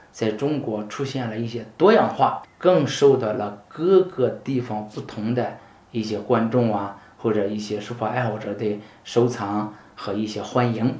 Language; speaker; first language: Chinese; native; Chinese